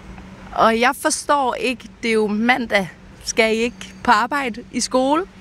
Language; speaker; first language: Swedish; non-native, learner; Danish